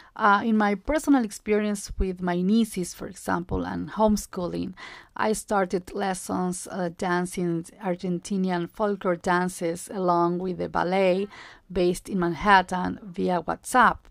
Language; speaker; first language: English; non-native, fluent; Spanish